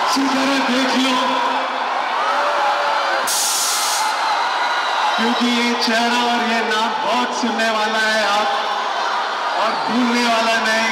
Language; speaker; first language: Hindi; non-native, local second language; Telugu